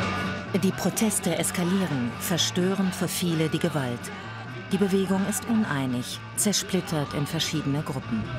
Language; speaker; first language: German; native; German